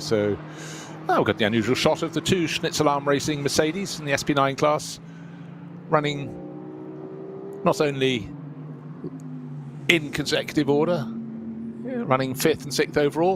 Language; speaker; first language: English; native; English